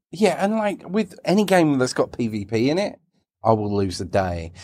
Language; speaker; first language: English; native; English